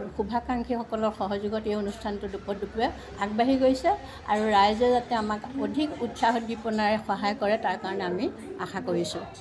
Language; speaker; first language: Assamese; native; Assamese